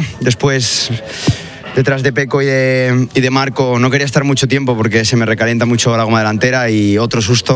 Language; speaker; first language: Spanish; native; Spanish